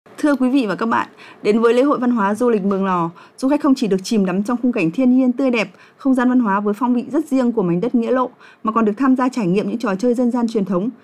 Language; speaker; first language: Vietnamese; native; Vietnamese